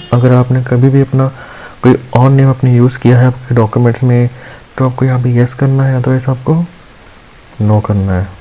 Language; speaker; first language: Hindi; non-native, local second language; Punjabi